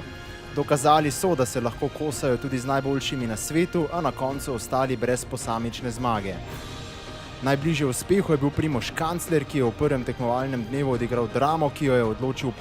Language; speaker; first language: Slovenian; native; Slovenian